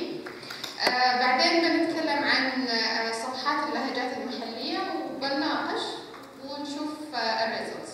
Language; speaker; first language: Arabic; native; Arabic